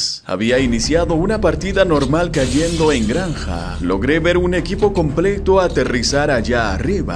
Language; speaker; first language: Spanish; native; Spanish